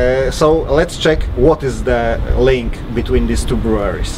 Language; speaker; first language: English; non-native, fluent; Polish